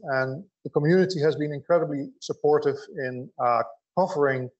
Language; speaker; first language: English; non-native, fluent; Dutch